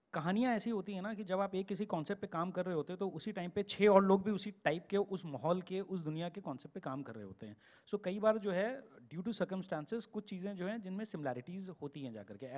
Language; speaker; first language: Hindi; native; Hindi